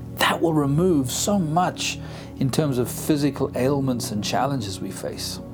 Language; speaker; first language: English; native; English